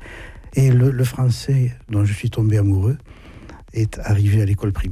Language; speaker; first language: French; native; French